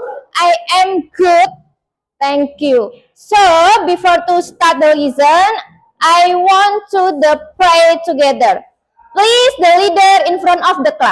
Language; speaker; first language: English; non-native, learner; Indonesian